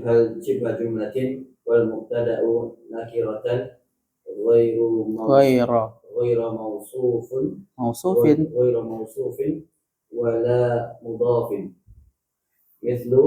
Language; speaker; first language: Arabic; non-native, learner; Indonesian